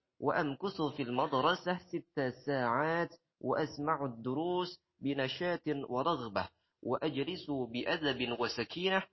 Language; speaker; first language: Arabic; non-native, learner; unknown